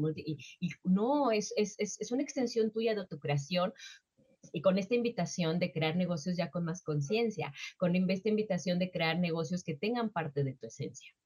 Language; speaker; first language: Spanish; native; Spanish